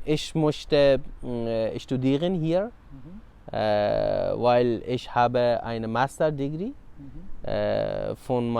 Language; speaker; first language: German; non-native, learner; Persian